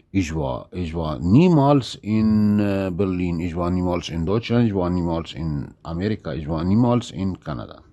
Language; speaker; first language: German; non-native, fluent; Arabic